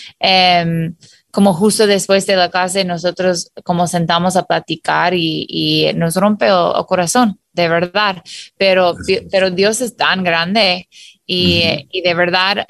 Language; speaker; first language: Spanish; non-native, fluent; English